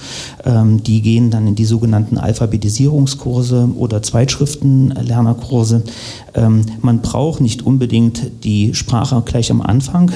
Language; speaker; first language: German; native; German